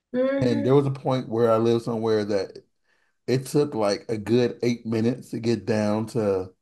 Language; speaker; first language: English; native; English